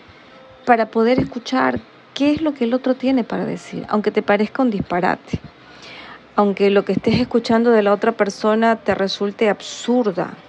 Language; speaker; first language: Spanish; native; Spanish